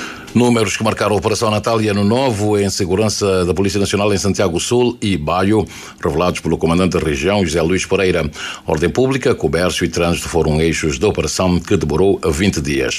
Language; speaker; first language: Portuguese; non-native, local second language; Kabuverdianu